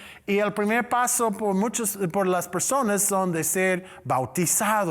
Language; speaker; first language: Spanish; non-native, learner; English